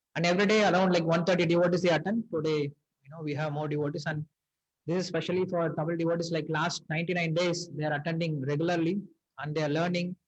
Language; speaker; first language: English; non-native, local second language; Tamil